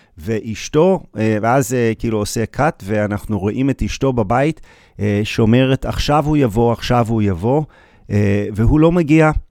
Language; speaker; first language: Hebrew; non-native, fluent; English